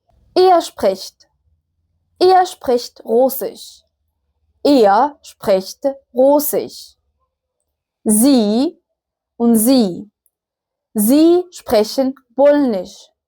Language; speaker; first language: German; non-native, fluent; Arabic